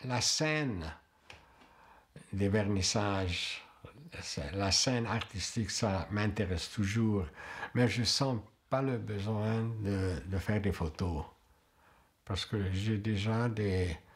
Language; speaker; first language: French; non-native, fluent; Hungarian